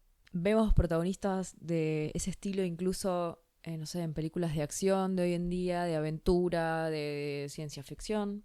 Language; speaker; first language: Spanish; native; Spanish